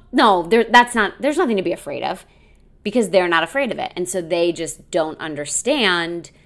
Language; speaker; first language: English; native; English